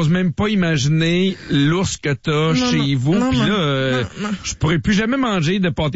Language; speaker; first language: French; native; French